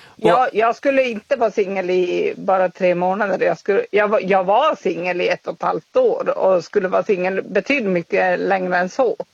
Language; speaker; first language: Swedish; native; Swedish